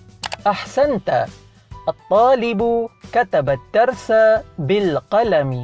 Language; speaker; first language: Arabic; non-native, fluent; Malay